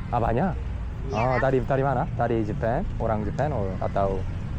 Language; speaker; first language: Indonesian; non-native, learner; Korean